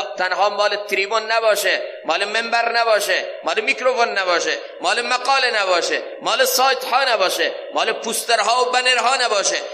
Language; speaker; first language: Persian; non-native, local second language; Central Kurdish